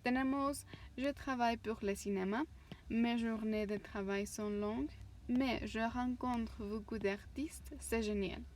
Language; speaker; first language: French; non-native, fluent; Spanish